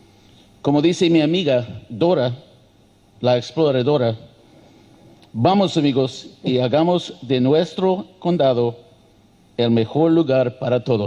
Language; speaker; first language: Spanish; non-native, learner; English